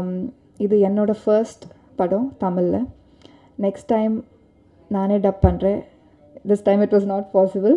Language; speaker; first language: Tamil; non-native, learner; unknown